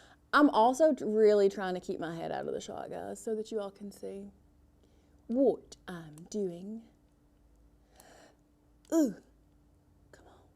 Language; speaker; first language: English; native; English